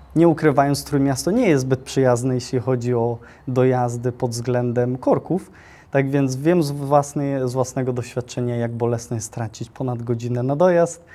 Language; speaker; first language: Polish; early bilingual, heritage; Polish